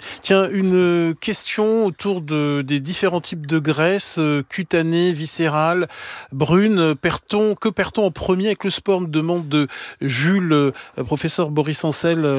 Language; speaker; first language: French; native; French